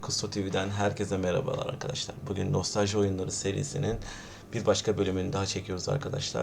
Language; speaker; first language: Turkish; native; Turkish